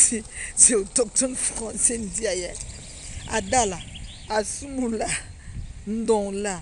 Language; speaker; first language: French; non-native, local second language; Fang